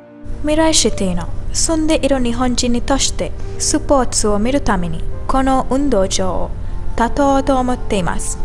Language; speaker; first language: Japanese; non-native, learner; Sinhala